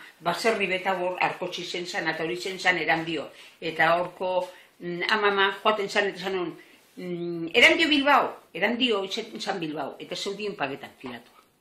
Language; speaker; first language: Basque; native; Basque